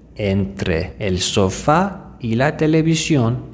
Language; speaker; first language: Spanish; non-native, fluent; Persian